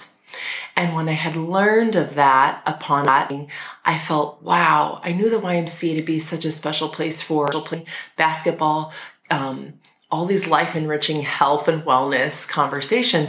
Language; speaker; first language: English; native; English